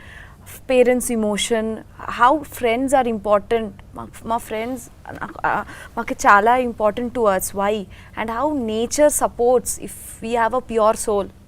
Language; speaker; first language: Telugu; non-native, learner; Bangla